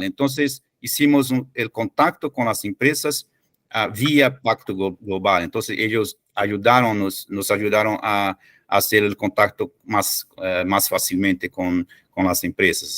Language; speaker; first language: Spanish; non-native, fluent; Portuguese